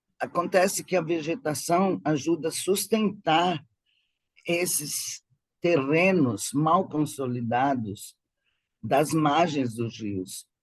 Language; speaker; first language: Portuguese; early bilingual, other home language; Spanish